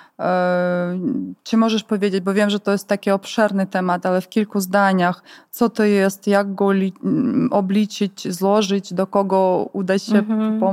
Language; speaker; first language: Polish; non-native, fluent; Ukrainian